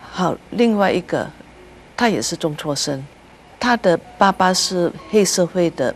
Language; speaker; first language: Chinese; early bilingual, heritage; Chinese